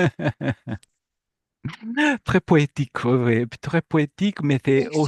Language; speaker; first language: French; non-native, fluent; Japanese